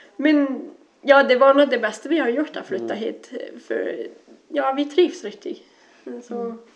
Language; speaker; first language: Swedish; non-native, fluent; Dutch